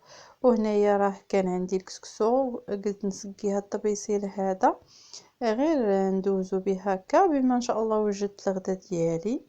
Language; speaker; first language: Arabic; native; Arabic